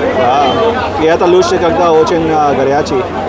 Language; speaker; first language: Russian; non-native, learner; Hindi